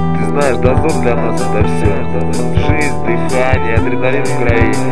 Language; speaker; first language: Russian; native; Russian